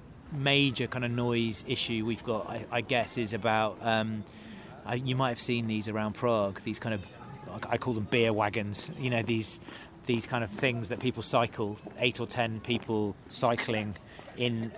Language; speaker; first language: English; native; English